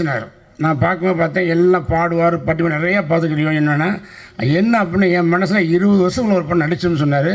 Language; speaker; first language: Tamil; native; Tamil